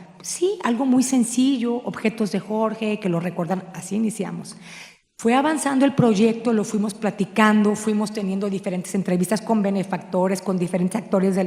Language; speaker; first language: Spanish; native; Spanish